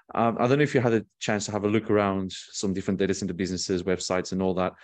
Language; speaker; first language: English; non-native, fluent; Portuguese